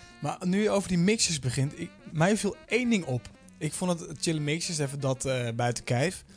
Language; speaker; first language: Dutch; native; Dutch